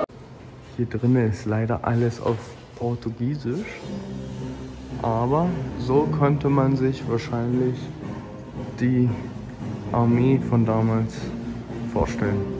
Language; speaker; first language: German; native; German